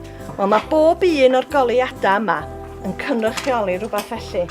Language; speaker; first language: Welsh; native; Welsh